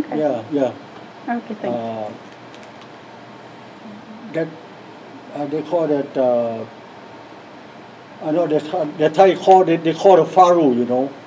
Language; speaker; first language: English; non-native, learner; Lao